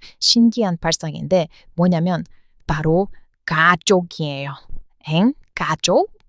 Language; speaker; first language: Korean; non-native, fluent; English